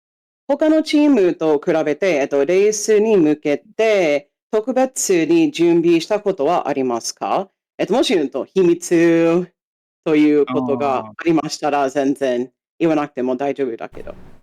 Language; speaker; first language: Japanese; non-native, fluent; English